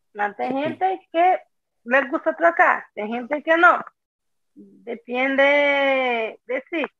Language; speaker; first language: Spanish; non-native, learner; Portuguese